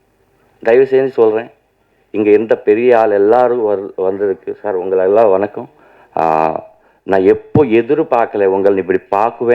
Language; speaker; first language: Tamil; non-native, learner; Telugu